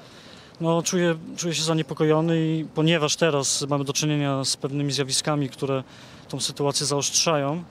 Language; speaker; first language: Polish; native; Polish